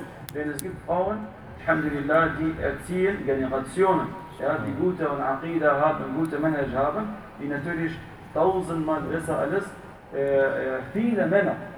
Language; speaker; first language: German; non-native, fluent; Arabic